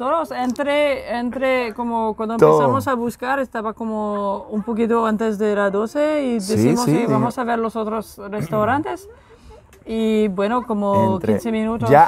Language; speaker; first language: Spanish; non-native, fluent; French